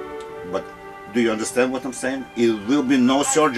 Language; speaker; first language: English; non-native, learner; Russian